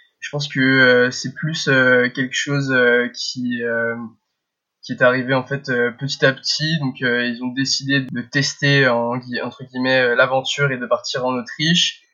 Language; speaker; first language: French; early bilingual, heritage; French